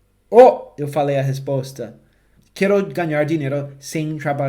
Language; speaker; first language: Portuguese; non-native, fluent; English